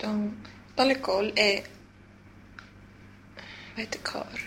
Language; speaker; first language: French; non-native, learner; Swedish